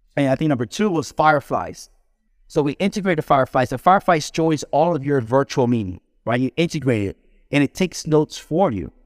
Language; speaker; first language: English; early bilingual, other home language; Spanish